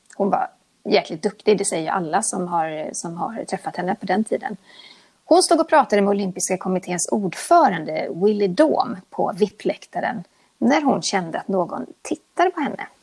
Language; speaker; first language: Swedish; native; Swedish